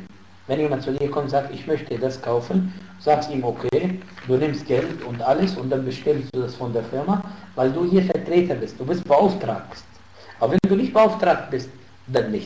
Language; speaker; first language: German; non-native, fluent; Arabic